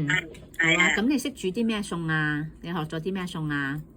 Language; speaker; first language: Cantonese; native; Cantonese